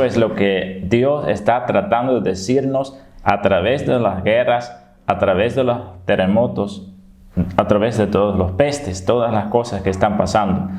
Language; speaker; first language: Spanish; non-native, fluent; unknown